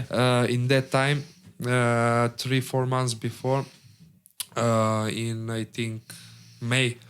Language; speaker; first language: English; non-native, learner; Serbian